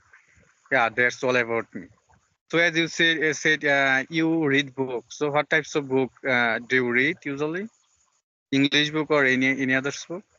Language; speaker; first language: English; non-native, fluent; Bangla